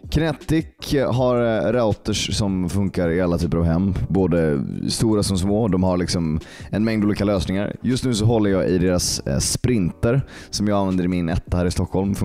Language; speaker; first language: Swedish; native; Swedish